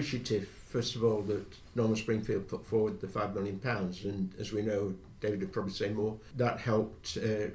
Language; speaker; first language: English; native; English